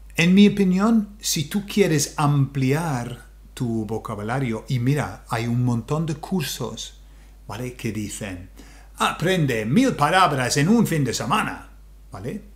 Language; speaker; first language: Spanish; non-native, fluent; English